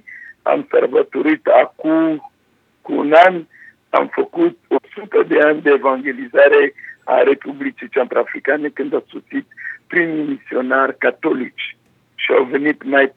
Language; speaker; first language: Romanian; non-native, fluent; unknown